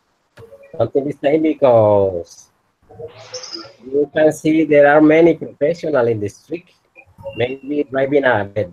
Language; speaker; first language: English; non-native, learner; Spanish